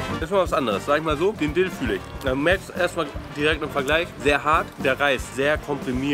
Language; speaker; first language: German; native; German